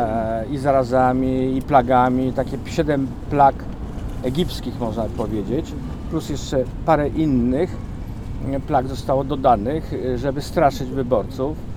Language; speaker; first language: Polish; native; Polish